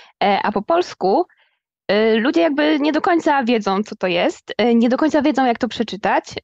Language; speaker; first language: Polish; native; Polish